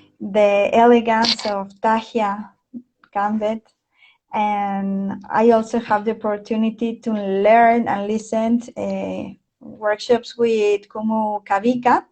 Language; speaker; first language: English; non-native, fluent; Spanish